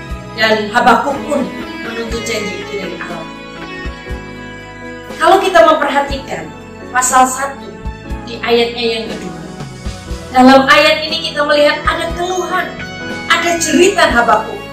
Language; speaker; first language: Indonesian; native; Indonesian